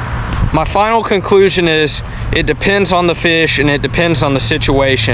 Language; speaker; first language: English; native; English